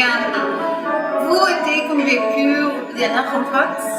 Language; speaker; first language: French; non-native, learner; Spanish